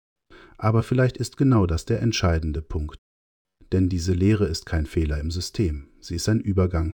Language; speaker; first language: German; native; German